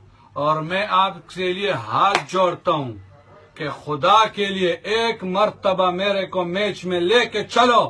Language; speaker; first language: Hindi; non-native, local second language; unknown